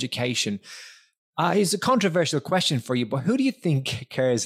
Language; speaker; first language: English; native; English